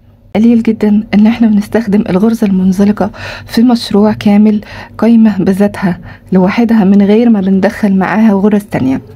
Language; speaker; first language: Arabic; native; Arabic